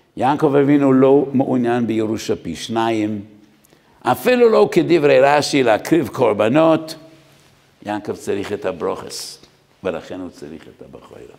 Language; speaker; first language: Hebrew; non-native, fluent; Yiddish